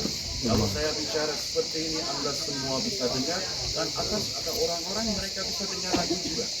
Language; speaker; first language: Indonesian; non-native, learner; Turkish